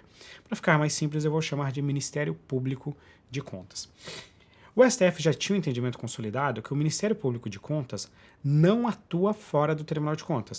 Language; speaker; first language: Portuguese; native; Portuguese